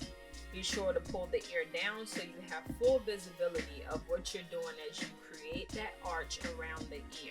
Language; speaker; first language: English; native; English